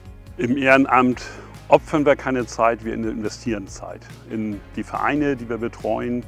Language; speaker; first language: German; native; German